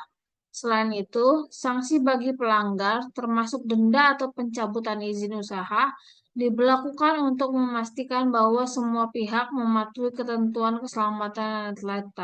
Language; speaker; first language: Indonesian; native; Indonesian